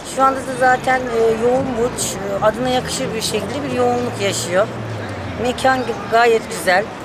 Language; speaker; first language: Turkish; native; Turkish